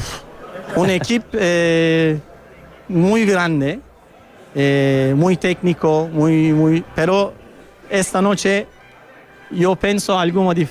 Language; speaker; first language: Spanish; non-native, learner; Turkish